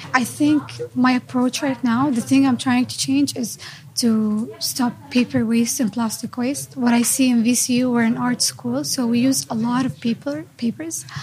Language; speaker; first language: English; non-native, fluent; Arabic